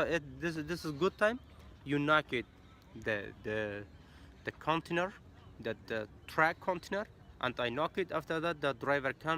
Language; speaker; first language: English; non-native, learner; Persian